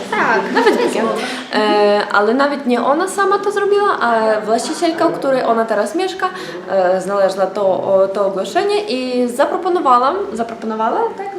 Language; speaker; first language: Polish; non-native, learner; Ukrainian